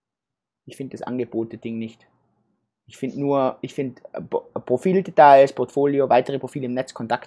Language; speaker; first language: German; native; German